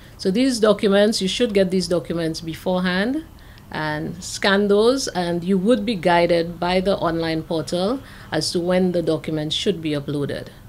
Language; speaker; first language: English; native; English